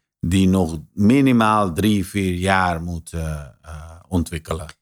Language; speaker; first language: Dutch; non-native, fluent; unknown